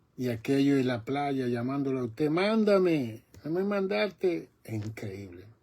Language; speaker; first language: Spanish; native; Spanish